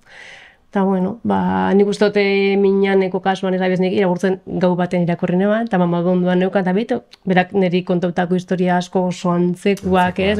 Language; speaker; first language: Basque; native; Basque